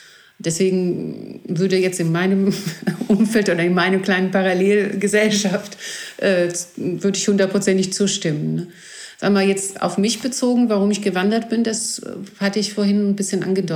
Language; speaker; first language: German; non-native, fluent; Greek